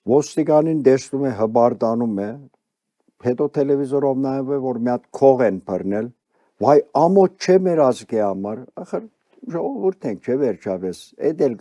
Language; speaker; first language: Armenian; early bilingual, heritage; Armenian